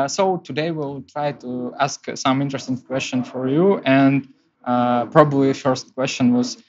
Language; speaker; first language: English; non-native, learner; Russian